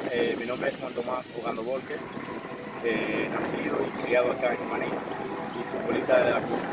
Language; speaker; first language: Spanish; native; Spanish